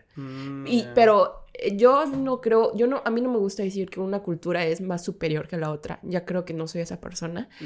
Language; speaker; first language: Spanish; non-native, fluent; Korean